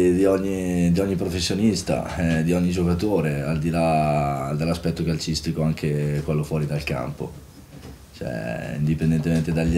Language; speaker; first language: Italian; native; Italian